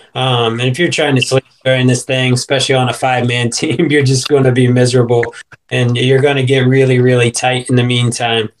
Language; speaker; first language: English; native; English